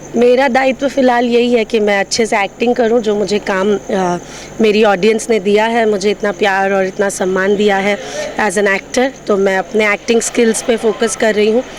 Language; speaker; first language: Hindi; non-native, local second language; Bhojpuri